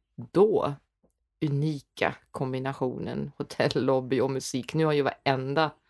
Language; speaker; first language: Swedish; non-native, fluent; German